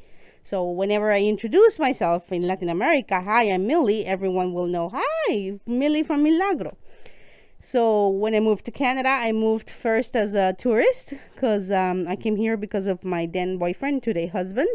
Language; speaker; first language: English; non-native, fluent; Spanish